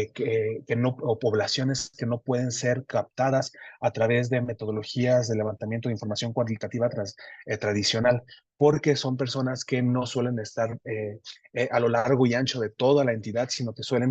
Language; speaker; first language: Spanish; native; Spanish